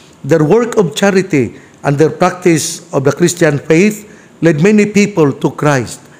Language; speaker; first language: English; non-native, local second language; Cebuano